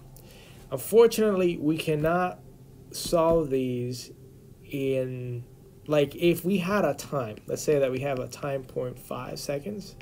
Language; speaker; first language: English; native; English